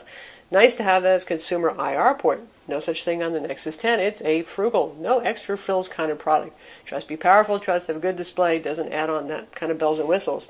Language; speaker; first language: English; native; English